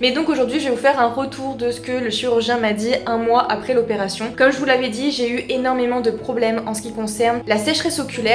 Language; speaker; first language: French; native; French